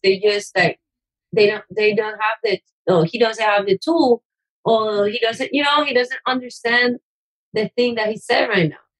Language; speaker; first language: English; non-native, fluent; Spanish